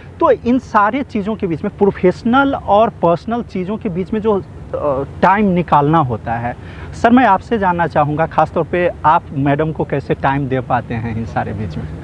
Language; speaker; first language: Hindi; native; Hindi